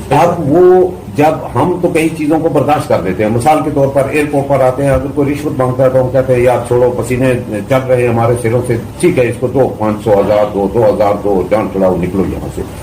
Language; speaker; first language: Urdu; non-native, local second language; Punjabi